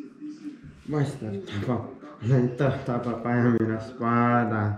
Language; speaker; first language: Slovenian; early bilingual, other home language; Polish